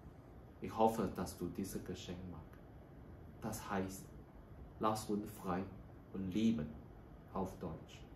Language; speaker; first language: German; non-native, learner; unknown